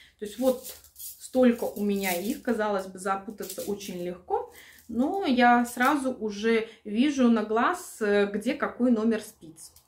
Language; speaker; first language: Russian; native; Russian